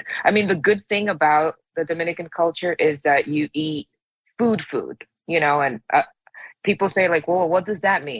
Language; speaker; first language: English; native; English